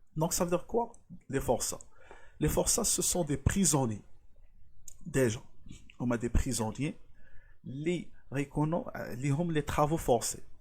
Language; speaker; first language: French; non-native, local second language; Arabic